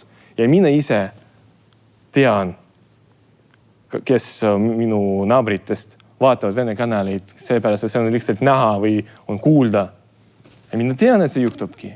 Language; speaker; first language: Estonian; non-native, fluent; Russian